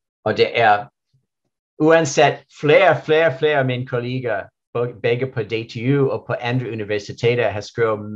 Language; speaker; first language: Danish; non-native, learner; English